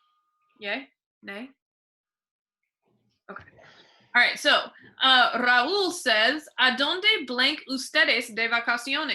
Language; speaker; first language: Spanish; non-native, fluent; English